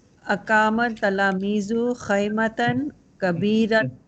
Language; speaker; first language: Arabic; non-native, learner; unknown